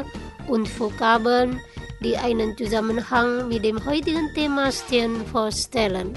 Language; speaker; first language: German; non-native, learner; Indonesian